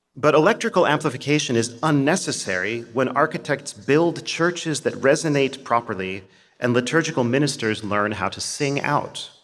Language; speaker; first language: English; native; English